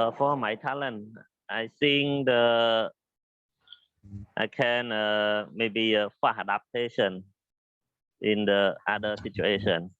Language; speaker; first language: English; non-native, learner; Khmer